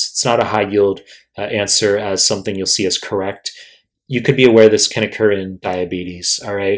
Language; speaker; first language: English; native; English